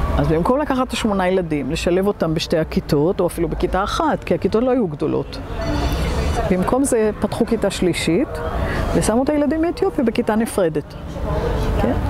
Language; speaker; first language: Hebrew; native; Hebrew